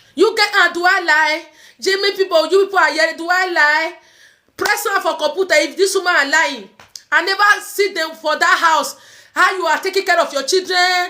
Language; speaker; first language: Nigerian Pidgin; native; Nigerian Pidgin